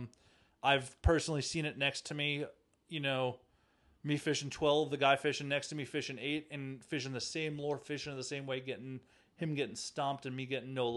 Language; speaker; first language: English; native; English